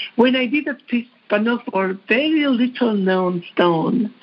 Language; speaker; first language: English; non-native, fluent; Georgian